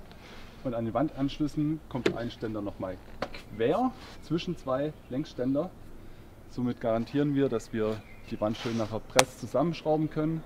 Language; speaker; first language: German; native; German